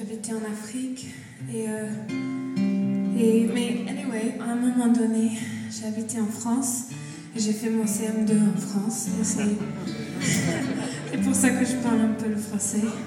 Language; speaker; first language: French; early bilingual, other home language; English